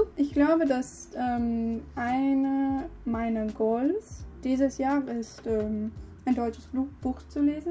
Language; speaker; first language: German; non-native, learner; English